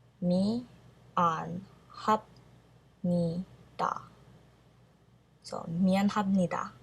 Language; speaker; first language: Korean; early bilingual, heritage; Korean